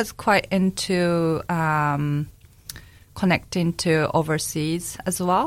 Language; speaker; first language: English; non-native, fluent; Japanese